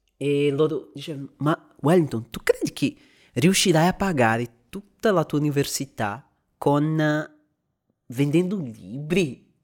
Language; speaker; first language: Italian; non-native, fluent; Portuguese